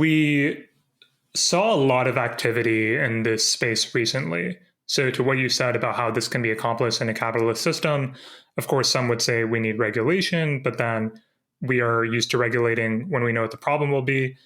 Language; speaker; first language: English; native; English